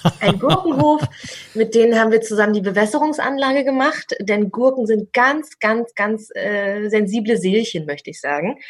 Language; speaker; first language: German; native; German